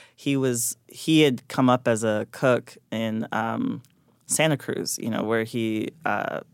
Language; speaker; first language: English; native; English